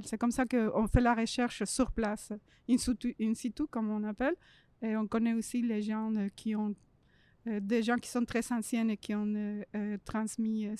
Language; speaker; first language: French; non-native, fluent; Spanish